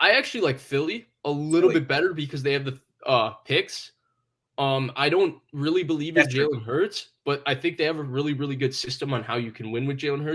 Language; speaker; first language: English; native; English